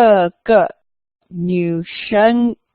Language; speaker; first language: Chinese; non-native, learner; English